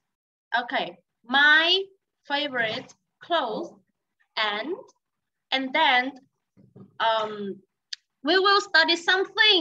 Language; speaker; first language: English; non-native, learner; Vietnamese